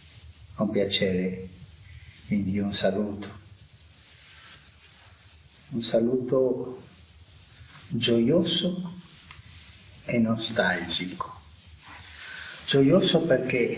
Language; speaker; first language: Italian; non-native, fluent; Spanish